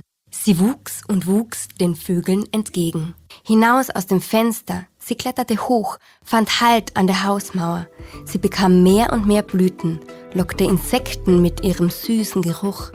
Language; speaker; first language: German; native; German